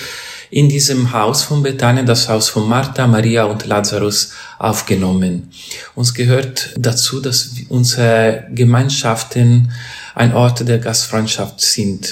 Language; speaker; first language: German; non-native, fluent; Italian